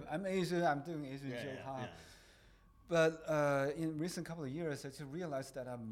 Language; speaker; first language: English; non-native, fluent; Chinese